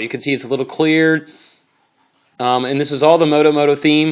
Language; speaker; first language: English; native; English